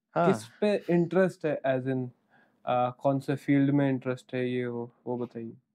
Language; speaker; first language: Hindi; non-native, local second language; Gujarati